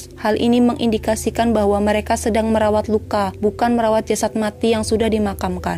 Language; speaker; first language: Indonesian; native; Indonesian